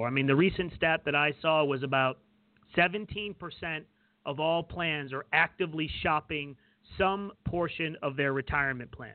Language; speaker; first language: English; native; English